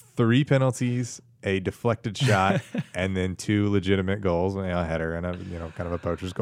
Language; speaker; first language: English; native; English